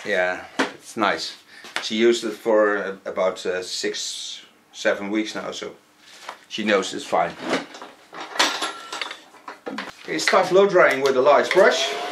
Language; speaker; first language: English; non-native, fluent; Dutch